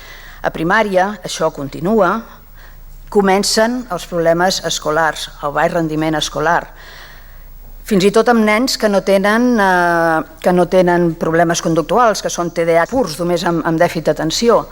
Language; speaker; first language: Catalan; native; Catalan